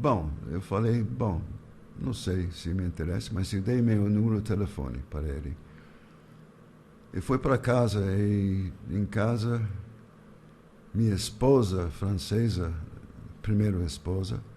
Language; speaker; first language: Portuguese; non-native, fluent; English